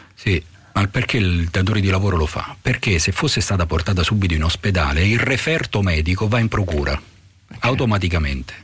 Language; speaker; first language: Italian; native; Italian